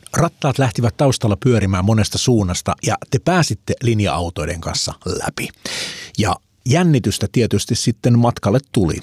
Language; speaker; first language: Finnish; native; Finnish